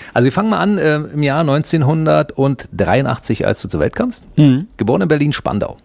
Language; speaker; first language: German; native; German